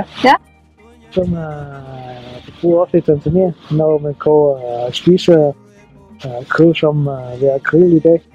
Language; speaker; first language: Danish; non-native, learner; Swahili